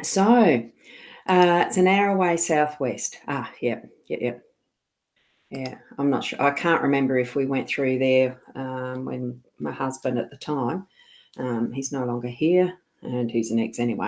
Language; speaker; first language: English; native; English